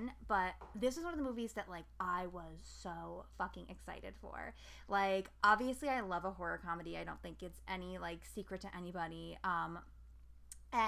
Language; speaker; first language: English; native; English